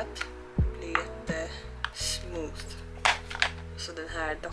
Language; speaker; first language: Swedish; early bilingual, heritage; Korean